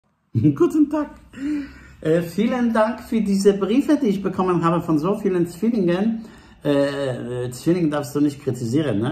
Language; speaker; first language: German; non-native, fluent; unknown